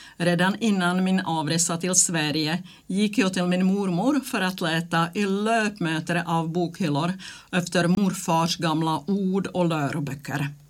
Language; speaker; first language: Swedish; non-native, fluent; Czech